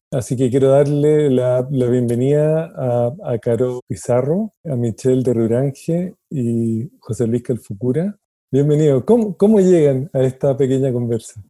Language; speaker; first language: Spanish; native; Spanish